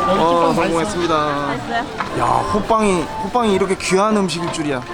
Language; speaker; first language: Korean; native; Korean